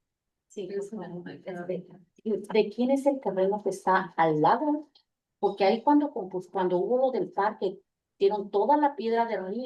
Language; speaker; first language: Spanish; native; Spanish